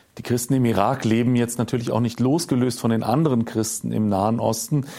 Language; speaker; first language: German; native; German